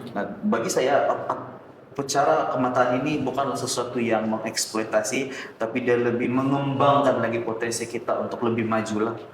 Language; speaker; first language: Malay; native; Malay